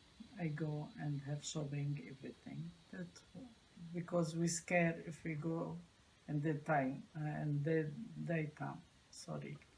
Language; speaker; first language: English; non-native, learner; Arabic